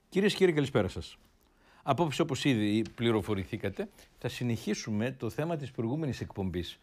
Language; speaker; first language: Greek; native; Greek